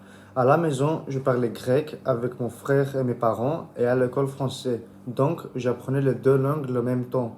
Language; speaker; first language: French; early bilingual, other home language; Greek